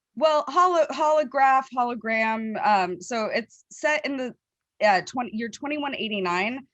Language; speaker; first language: English; native; English